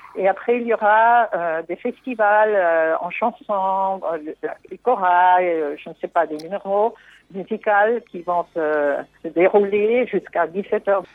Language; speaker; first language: French; non-native, fluent; Spanish